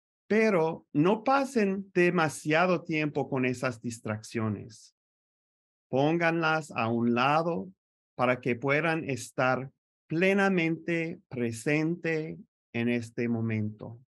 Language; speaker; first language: Spanish; non-native, fluent; French